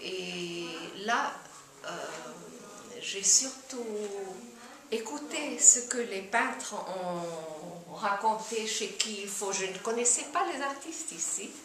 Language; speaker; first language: French; non-native, fluent; German